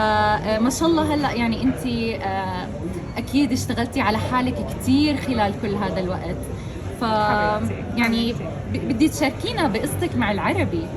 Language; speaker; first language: Arabic; native; Arabic